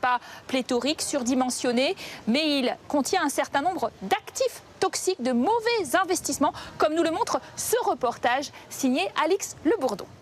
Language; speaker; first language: French; native; French